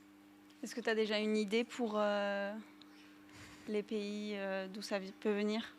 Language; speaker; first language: French; native; French